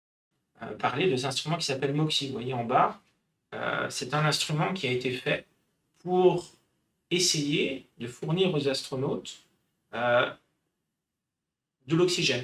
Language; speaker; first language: French; native; French